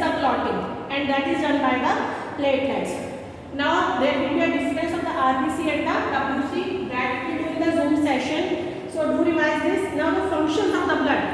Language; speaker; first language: English; non-native, local second language; Hindi